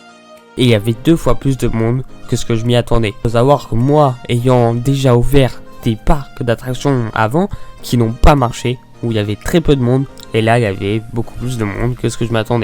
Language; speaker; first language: French; native; French